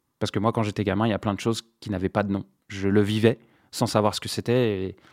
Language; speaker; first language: French; non-native, local second language; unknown